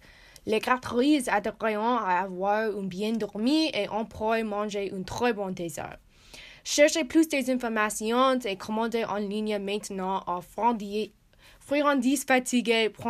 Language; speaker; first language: French; non-native, learner; English